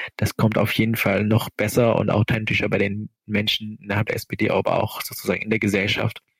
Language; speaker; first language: German; non-native, fluent; Arabic